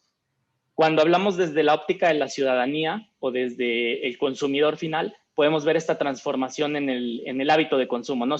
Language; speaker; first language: Spanish; native; Spanish